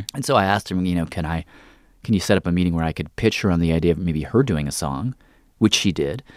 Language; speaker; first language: English; native; English